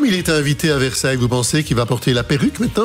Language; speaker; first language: French; native; French